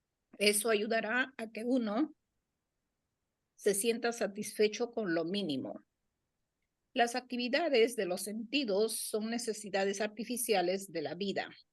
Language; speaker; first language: Spanish; native; Spanish